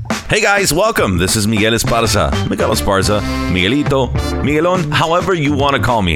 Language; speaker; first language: English; native; English